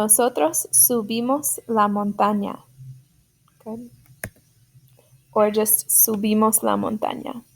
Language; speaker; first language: Spanish; non-native, fluent; English